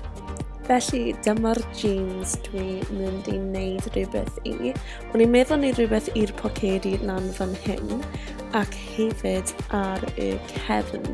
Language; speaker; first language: Welsh; non-native, local second language; English